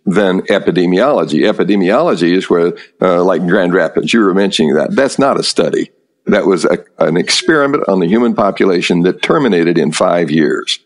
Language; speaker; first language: English; native; English